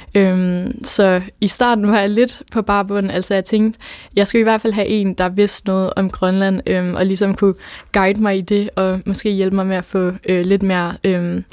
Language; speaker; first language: Danish; native; Danish